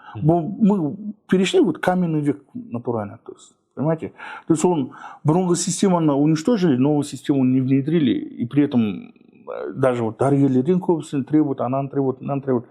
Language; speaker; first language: Russian; non-native, local second language; Kazakh